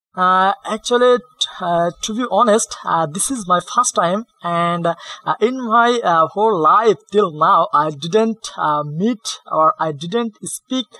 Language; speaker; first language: English; non-native, learner; Bangla